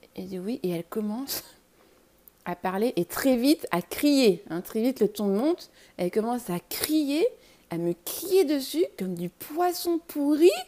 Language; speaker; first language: French; native; French